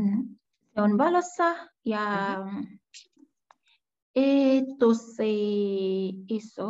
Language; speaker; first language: Finnish; non-native, learner; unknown